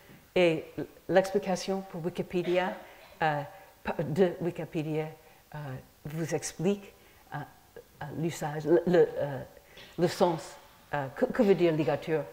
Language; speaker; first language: French; non-native, fluent; English